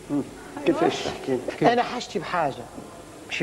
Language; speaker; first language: Arabic; native; Arabic